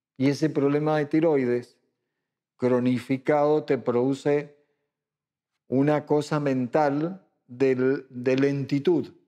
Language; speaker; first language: Spanish; native; Spanish